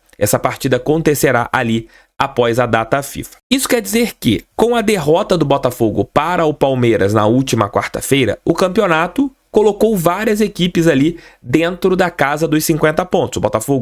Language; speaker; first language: Portuguese; native; Portuguese